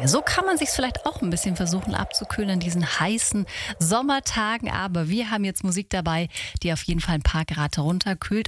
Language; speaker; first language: German; native; German